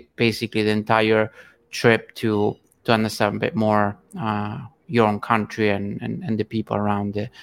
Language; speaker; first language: English; non-native, fluent; Italian